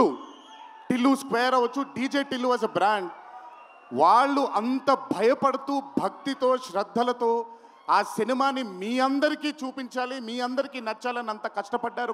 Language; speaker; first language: Telugu; native; Telugu